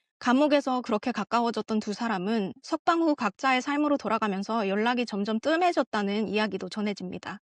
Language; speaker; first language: Korean; early bilingual, heritage; Korean